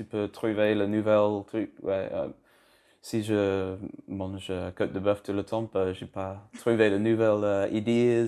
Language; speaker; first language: French; non-native, learner; English